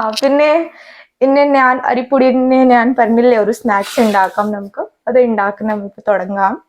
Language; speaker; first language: Malayalam; non-native, learner; Hindi